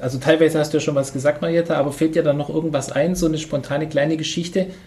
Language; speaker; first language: German; native; German